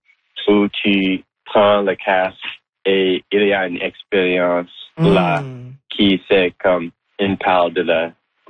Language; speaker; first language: French; non-native, learner; English